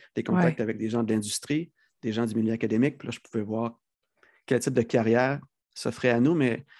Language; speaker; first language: French; native; French